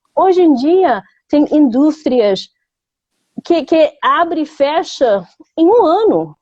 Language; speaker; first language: Portuguese; non-native, fluent; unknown